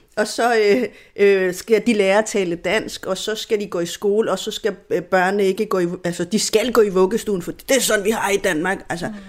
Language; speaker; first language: Danish; non-native, fluent; Spanish